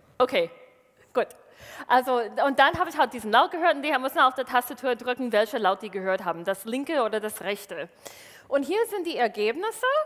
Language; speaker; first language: German; non-native, fluent; English